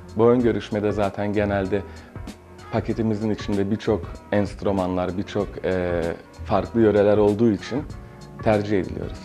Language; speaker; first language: Turkish; early bilingual, heritage; Turkish